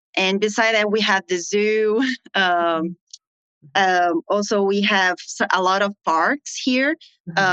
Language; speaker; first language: English; non-native, fluent; Portuguese